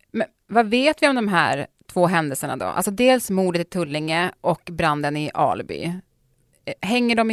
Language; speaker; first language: Swedish; native; Swedish